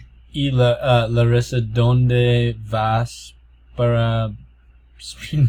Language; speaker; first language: Spanish; non-native, learner; English